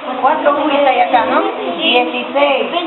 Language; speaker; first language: Spanish; native; Spanish